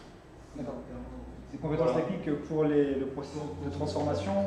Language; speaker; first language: French; native; French